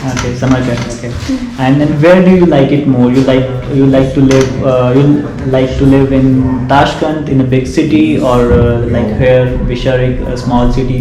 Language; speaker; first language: English; non-native, local second language; Hindi